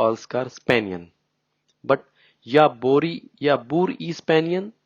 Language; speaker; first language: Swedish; non-native, learner; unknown